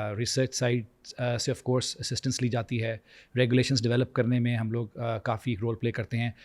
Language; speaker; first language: Urdu; native; Urdu